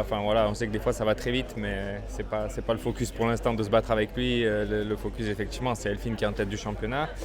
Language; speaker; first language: French; native; French